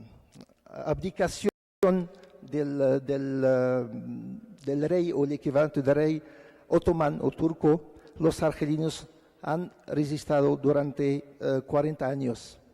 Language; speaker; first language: Spanish; non-native, fluent; Arabic